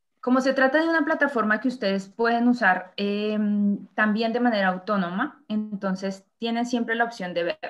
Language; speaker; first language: Spanish; native; Spanish